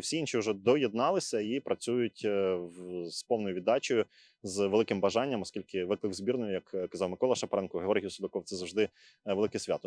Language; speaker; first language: Ukrainian; native; Ukrainian